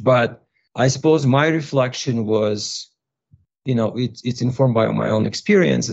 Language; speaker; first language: English; non-native, fluent; Russian